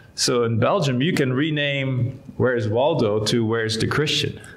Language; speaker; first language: English; non-native, fluent; Dutch